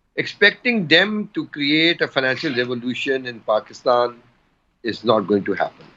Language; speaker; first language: English; non-native, local second language; Urdu